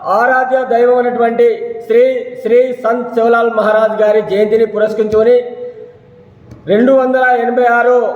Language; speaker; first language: Telugu; non-native, local second language; Lambadi